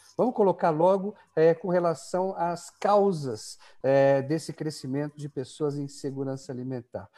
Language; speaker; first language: Portuguese; native; Portuguese